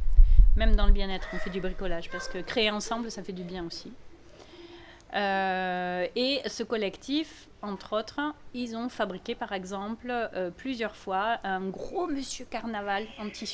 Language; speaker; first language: French; native; French